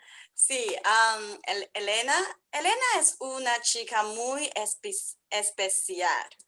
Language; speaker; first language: Spanish; non-native, learner; Chinese